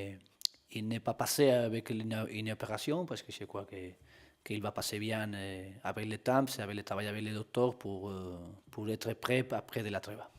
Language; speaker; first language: French; non-native, learner; Spanish